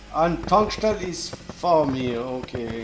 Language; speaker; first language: German; non-native, fluent; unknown